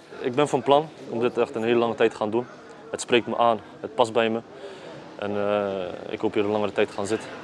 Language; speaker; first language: Dutch; early bilingual, other home language; Bosnian